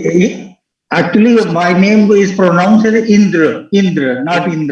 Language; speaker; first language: English; non-native, fluent; Punjabi